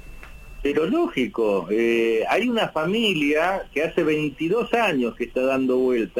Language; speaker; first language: Spanish; native; Spanish